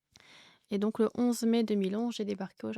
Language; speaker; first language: French; native; French